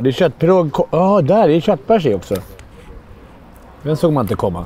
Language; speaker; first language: Swedish; native; Swedish